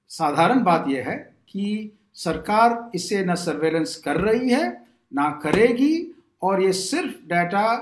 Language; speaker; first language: Hindi; non-native, local second language; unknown